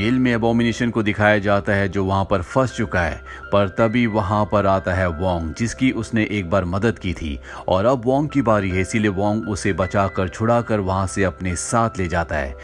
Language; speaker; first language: Hindi; native; Hindi